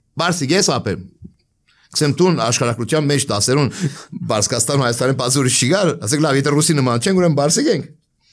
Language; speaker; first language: Armenian; early bilingual, heritage; Armenian